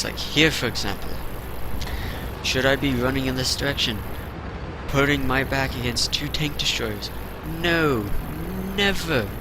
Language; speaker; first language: English; native; English